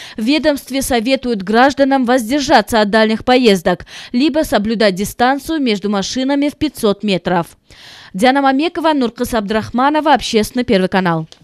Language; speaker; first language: Russian; non-native, local second language; Kyrgyz